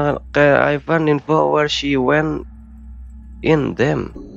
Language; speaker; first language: English; non-native, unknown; Indonesian